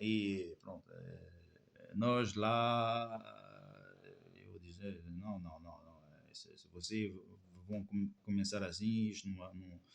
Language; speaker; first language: Portuguese; non-native, fluent; French